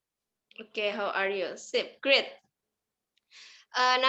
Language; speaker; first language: English; non-native, learner; Indonesian